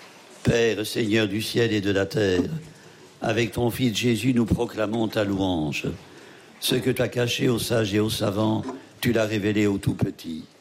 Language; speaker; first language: French; native; French